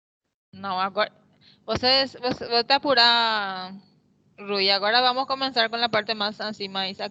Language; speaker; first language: Portuguese; non-native, fluent; Spanish